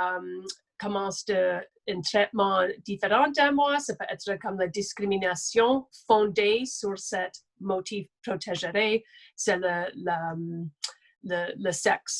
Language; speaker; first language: French; non-native, local second language; English